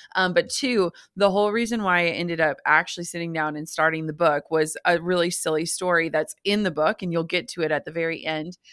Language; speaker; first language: English; native; English